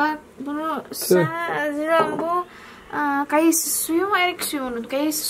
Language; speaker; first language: Turkish; non-native, learner; Indonesian